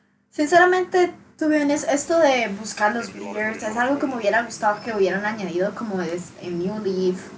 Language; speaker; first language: Spanish; native; Spanish